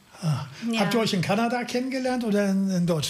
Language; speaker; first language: German; native; German